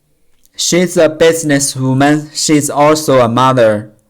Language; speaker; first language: English; non-native, learner; Chinese